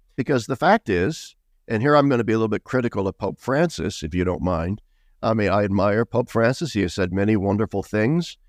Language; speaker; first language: English; native; English